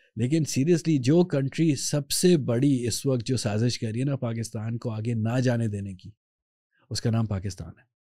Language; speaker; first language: Urdu; native; Urdu